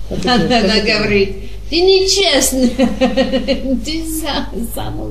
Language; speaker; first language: Russian; non-native, learner; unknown